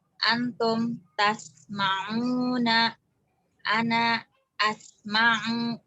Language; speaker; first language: Arabic; non-native, learner; Indonesian